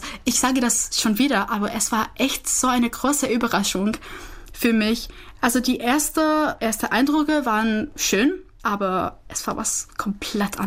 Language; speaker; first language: German; non-native, fluent; Czech